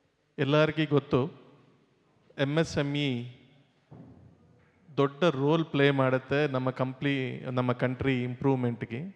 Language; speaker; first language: Kannada; non-native, local second language; Telugu